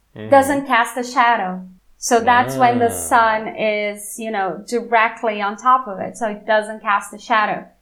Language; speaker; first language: English; non-native, fluent; Portuguese